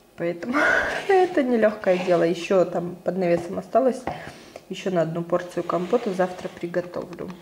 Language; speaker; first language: Russian; native; Russian